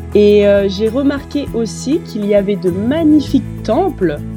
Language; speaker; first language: French; native; French